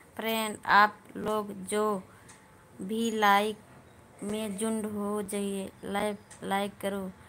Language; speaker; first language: Hindi; native; Hindi